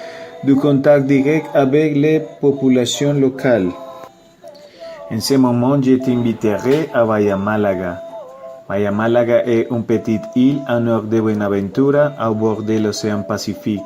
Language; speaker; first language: French; non-native, learner; Spanish